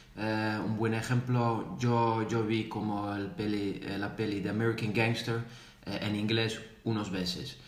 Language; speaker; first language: Spanish; non-native, fluent; Dutch